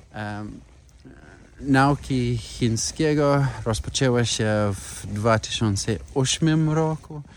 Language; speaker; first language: Polish; non-native, learner; English